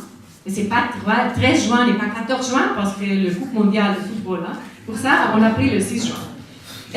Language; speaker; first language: French; non-native, fluent; Spanish